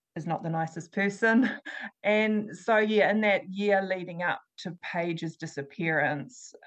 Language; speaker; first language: English; native; English